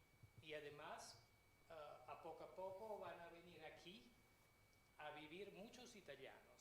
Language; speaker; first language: Spanish; non-native, fluent; Italian